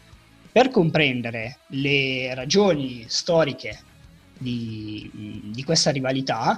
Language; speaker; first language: Italian; native; Italian